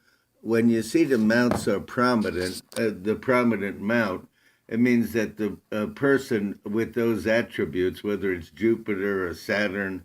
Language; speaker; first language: English; native; English